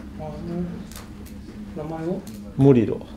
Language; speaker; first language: Japanese; non-native, learner; Portuguese